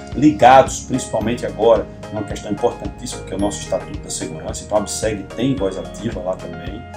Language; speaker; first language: Portuguese; native; Portuguese